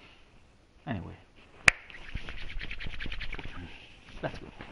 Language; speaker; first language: English; non-native, learner; Italian